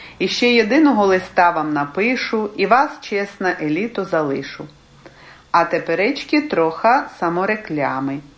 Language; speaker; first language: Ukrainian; early bilingual, heritage; Ukrainian